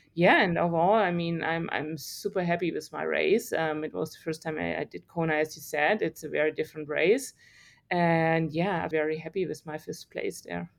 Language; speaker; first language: English; non-native, fluent; German